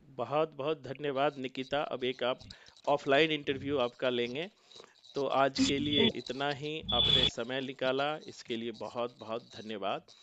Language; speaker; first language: Hindi; native; Hindi